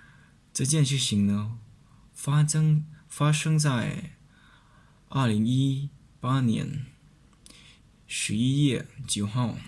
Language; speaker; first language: Chinese; non-native, learner; Lao